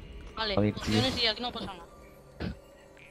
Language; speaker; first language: Spanish; native; Spanish